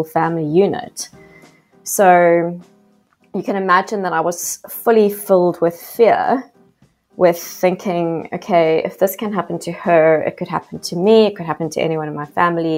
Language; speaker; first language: English; native; English